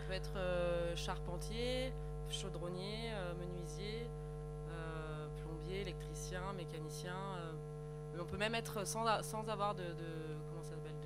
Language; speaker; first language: French; native; French